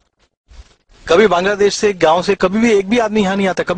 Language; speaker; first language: Hindi; native; Hindi